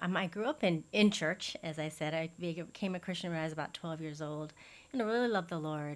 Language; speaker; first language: English; native; English